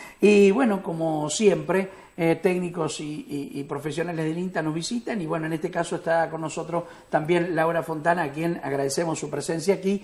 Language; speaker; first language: Spanish; native; Spanish